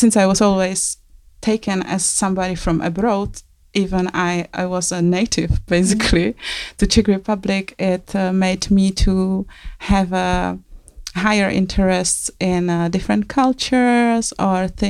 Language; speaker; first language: English; non-native, fluent; Czech